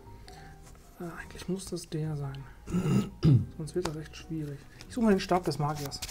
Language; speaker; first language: German; native; German